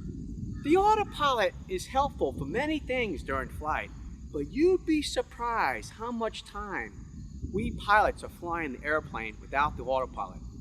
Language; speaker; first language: English; native; English